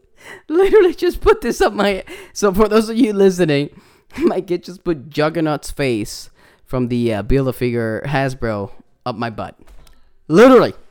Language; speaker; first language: English; non-native, fluent; Spanish